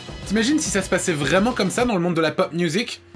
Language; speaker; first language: French; native; French